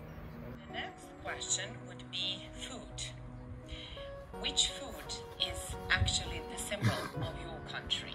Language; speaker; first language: English; non-native, fluent; Serbian